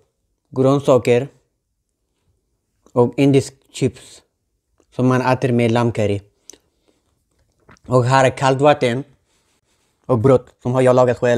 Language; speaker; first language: Swedish; non-native, learner; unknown